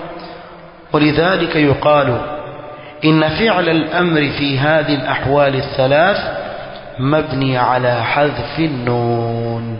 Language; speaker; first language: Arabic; non-native, fluent; Swahili